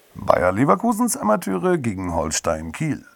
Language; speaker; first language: German; native; German